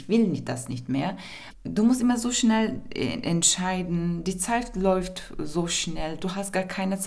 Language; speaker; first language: German; non-native, fluent; Turkish